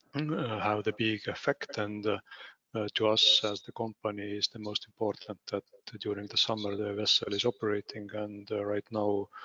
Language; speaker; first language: English; non-native, fluent; Estonian